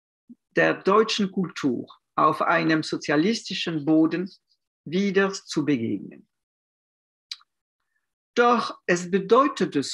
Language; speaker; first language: German; non-native, fluent; French